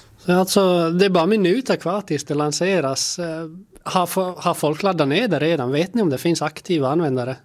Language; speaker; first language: Swedish; native; Swedish